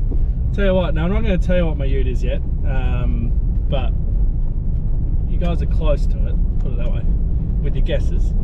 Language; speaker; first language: English; native; English